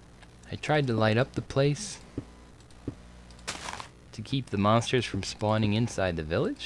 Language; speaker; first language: English; native; English